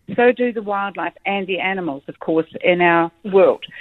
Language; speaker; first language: English; native; English